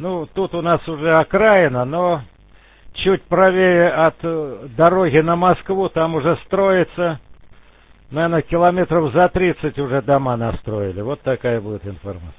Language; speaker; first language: Russian; native; Russian